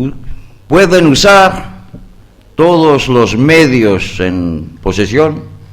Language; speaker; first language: Spanish; non-native, learner; Greek